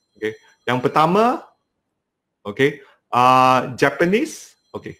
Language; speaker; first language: Malay; non-native, local second language; Cantonese